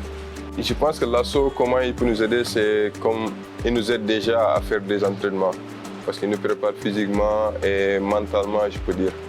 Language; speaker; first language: French; non-native, local second language; Wolof